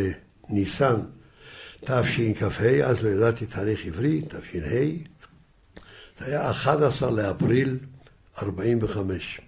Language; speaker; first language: Hebrew; early bilingual, other home language; Yiddish